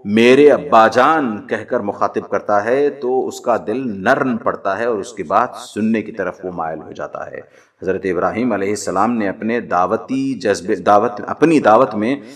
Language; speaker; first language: Urdu; native; Urdu